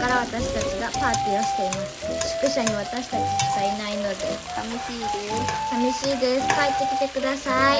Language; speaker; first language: Japanese; native; Japanese